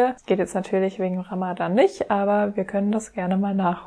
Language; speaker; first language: German; native; German